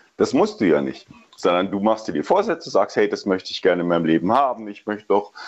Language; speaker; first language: German; native; German